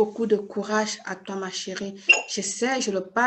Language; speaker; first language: French; native; French